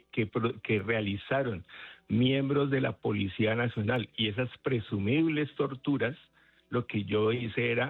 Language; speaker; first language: Spanish; native; Spanish